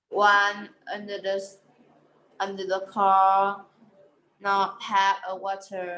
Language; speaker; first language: English; non-native, learner; Vietnamese